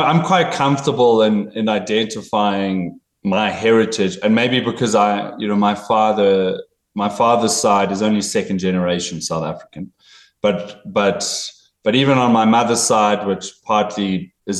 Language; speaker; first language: English; native; English